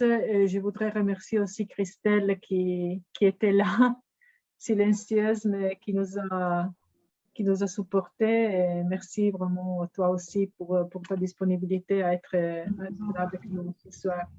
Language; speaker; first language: French; non-native, fluent; Italian